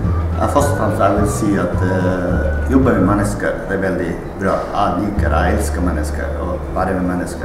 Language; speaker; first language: Norwegian; non-native, learner; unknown